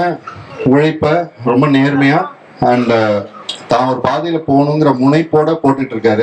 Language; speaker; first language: Tamil; native; Tamil